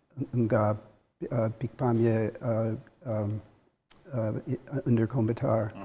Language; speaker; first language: Albanian; non-native, learner; English